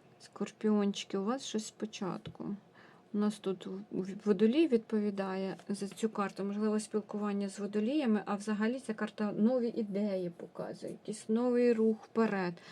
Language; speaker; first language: Ukrainian; non-native, local second language; Russian